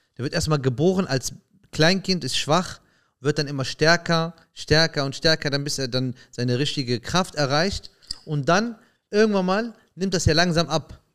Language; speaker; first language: German; early bilingual, other home language; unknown